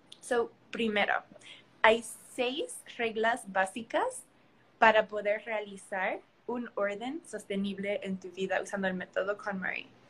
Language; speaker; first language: Spanish; early bilingual, heritage; Spanish